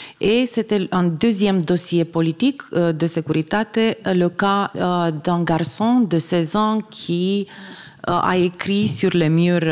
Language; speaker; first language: French; non-native, fluent; Romanian